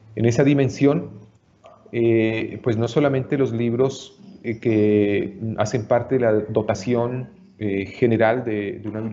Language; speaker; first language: Spanish; native; Spanish